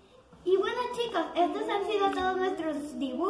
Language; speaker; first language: Spanish; native; Spanish